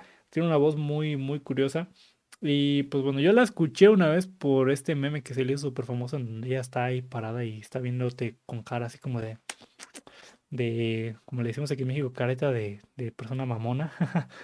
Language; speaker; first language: Spanish; native; Spanish